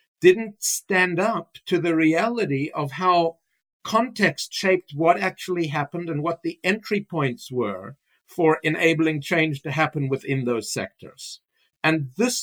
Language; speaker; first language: English; native; English